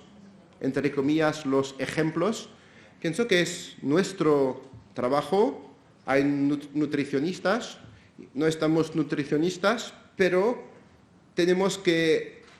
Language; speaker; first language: Spanish; non-native, fluent; French